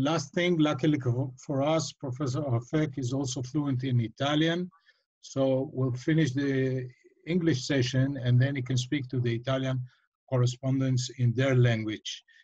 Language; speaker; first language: English; non-native, fluent; Hebrew